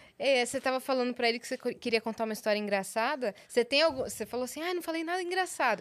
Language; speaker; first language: Portuguese; native; Portuguese